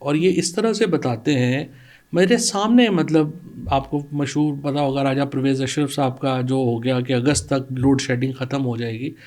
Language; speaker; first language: Urdu; non-native, local second language; Punjabi